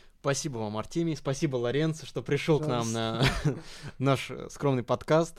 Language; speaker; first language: Russian; native; Russian